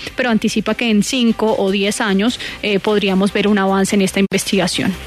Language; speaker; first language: Spanish; native; Spanish